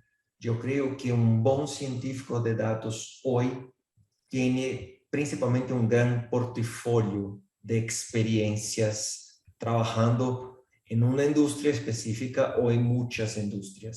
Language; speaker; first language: Spanish; non-native, fluent; Portuguese